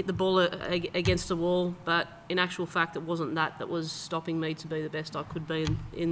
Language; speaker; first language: English; native; English